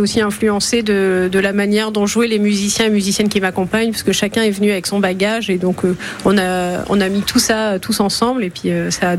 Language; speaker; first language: French; native; French